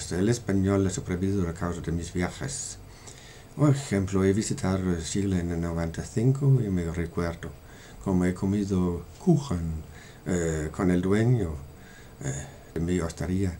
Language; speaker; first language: Spanish; non-native, fluent; Danish